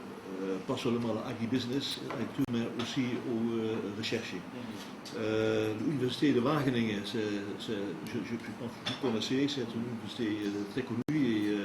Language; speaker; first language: French; non-native, fluent; Dutch